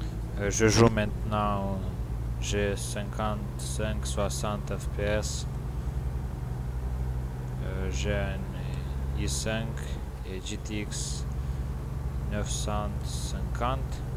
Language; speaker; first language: French; non-native, learner; Romanian